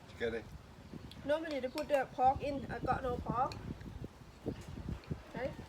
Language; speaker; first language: English; non-native, learner; Thai